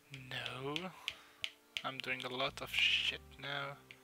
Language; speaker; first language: English; non-native, learner; French